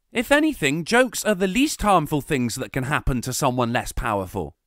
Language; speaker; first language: English; native; English